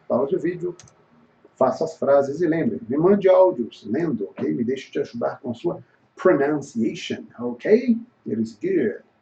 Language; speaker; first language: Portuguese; native; Portuguese